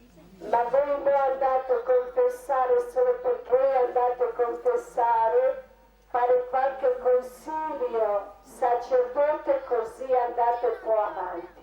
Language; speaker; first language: Italian; non-native, learner; Croatian